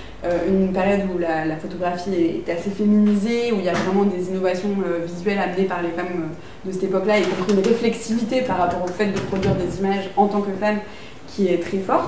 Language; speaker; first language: French; native; French